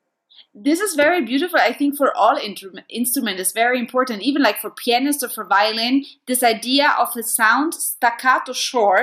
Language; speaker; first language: English; non-native, fluent; German